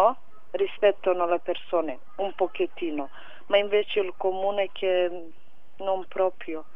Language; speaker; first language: Italian; non-native, fluent; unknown